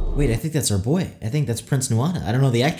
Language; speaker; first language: English; native; English